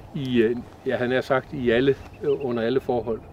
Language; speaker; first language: Danish; native; Danish